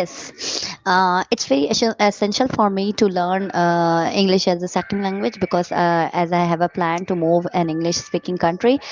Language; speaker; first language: English; non-native, learner; Urdu